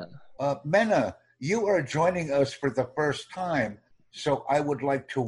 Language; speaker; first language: English; non-native, fluent; Romanian